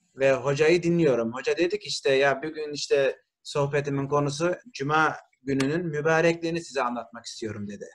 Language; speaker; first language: Turkish; early bilingual, heritage; Turkish